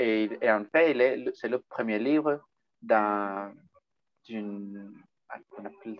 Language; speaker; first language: French; non-native, fluent; Spanish